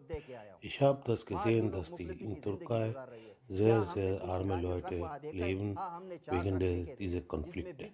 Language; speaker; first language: German; non-native, learner; Urdu